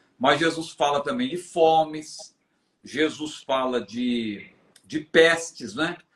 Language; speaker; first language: Portuguese; native; Portuguese